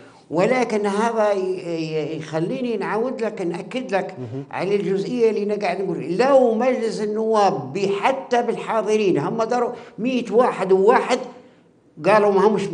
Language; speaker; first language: Arabic; native; Arabic